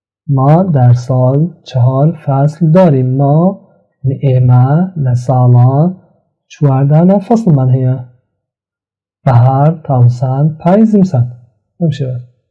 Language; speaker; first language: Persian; non-native, fluent; Central Kurdish